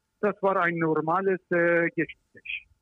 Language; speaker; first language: German; non-native, learner; Persian